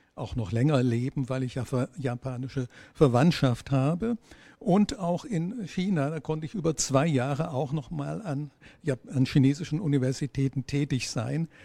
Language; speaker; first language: German; native; German